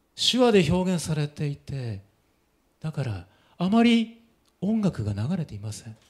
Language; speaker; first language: Japanese; native; Japanese